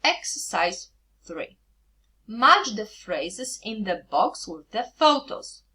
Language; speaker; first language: English; non-native, fluent; Polish